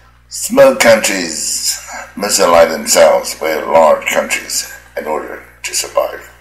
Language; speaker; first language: English; non-native, fluent; Chinese